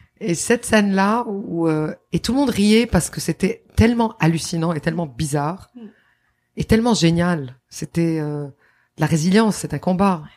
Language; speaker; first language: French; non-native, local second language; Arabic